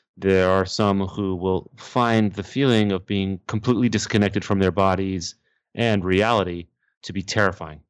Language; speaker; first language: English; native; English